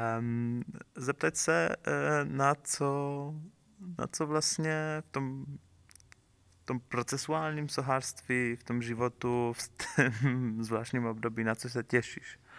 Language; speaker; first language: Czech; native; Czech